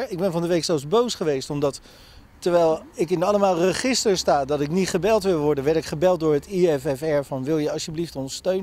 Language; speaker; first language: Dutch; native; Dutch